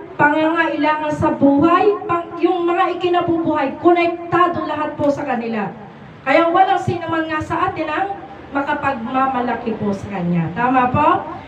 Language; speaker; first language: Filipino; native; Filipino